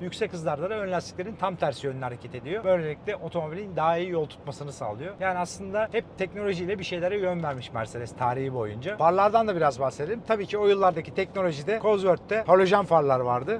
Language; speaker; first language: Turkish; native; Turkish